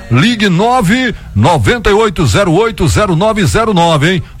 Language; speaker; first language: Portuguese; native; Portuguese